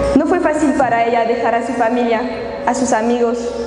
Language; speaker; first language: Spanish; non-native, fluent; French